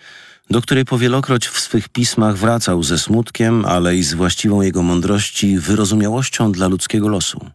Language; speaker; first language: Polish; native; Polish